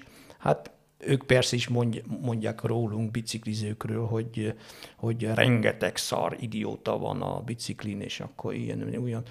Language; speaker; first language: Hungarian; non-native, fluent; Dutch